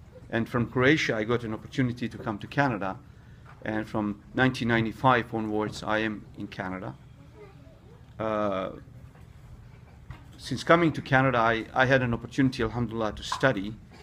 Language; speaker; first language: English; non-native, fluent; Bosnian